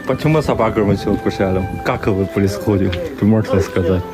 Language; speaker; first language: Russian; non-native, learner; Chinese